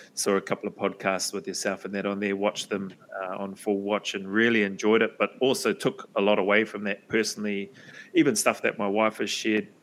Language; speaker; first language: English; native; English